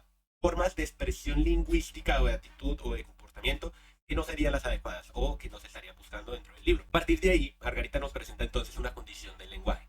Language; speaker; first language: Spanish; native; Spanish